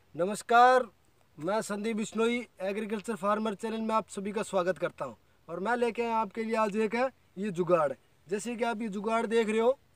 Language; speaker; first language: Hindi; native; Hindi